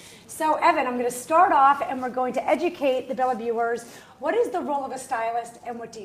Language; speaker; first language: English; native; English